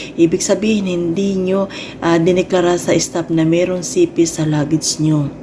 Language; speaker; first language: Filipino; non-native, local second language; Cebuano